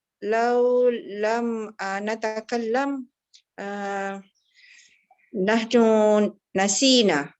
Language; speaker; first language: Arabic; non-native, learner; Malay